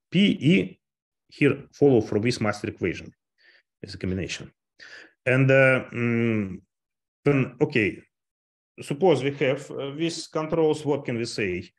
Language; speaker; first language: English; non-native, fluent; Russian